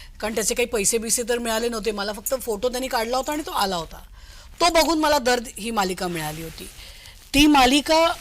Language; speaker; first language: Marathi; native; Marathi